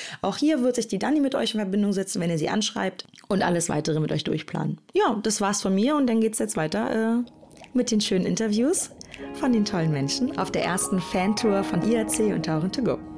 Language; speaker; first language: German; native; German